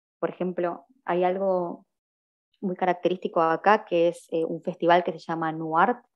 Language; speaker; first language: Spanish; native; Spanish